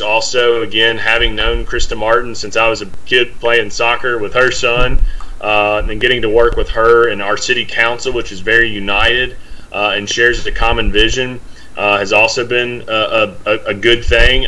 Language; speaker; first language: English; native; English